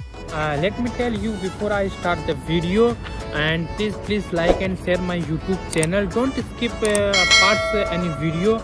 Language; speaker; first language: English; non-native, learner; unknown